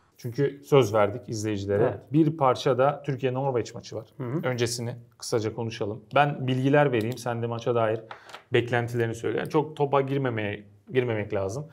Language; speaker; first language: Turkish; native; Turkish